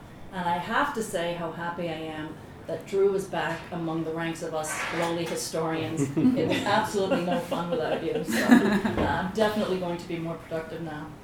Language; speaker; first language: English; native; English